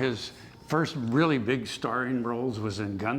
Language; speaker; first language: English; native; English